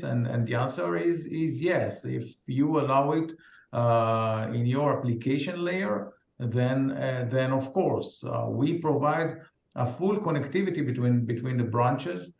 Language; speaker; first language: English; non-native, fluent; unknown